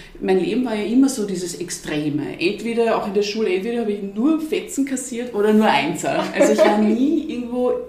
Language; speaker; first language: German; native; German